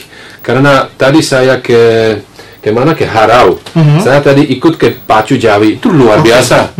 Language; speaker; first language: Indonesian; non-native, fluent; Slovak